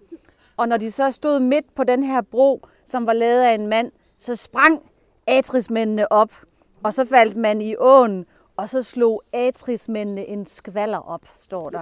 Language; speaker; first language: Danish; native; Danish